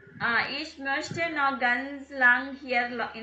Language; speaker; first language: German; non-native, learner; Tamil